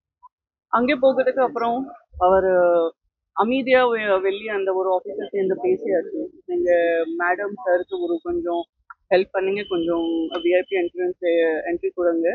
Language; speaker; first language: Tamil; non-native, local second language; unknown